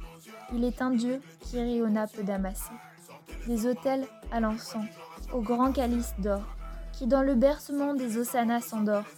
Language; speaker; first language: French; native; French